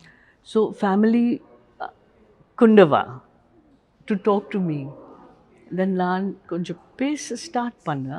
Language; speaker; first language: Tamil; non-native, learner; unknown